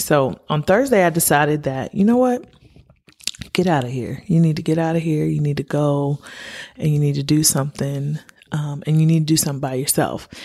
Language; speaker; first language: English; native; English